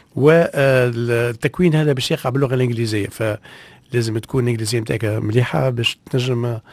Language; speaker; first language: Arabic; native; Arabic